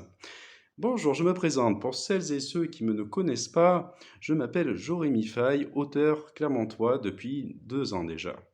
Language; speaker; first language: French; native; French